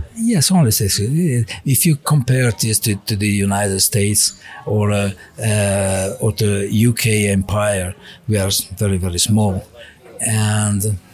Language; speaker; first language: English; non-native, learner; Italian